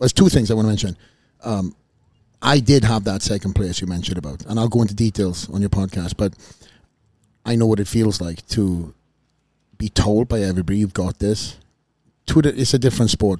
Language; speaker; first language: English; native; English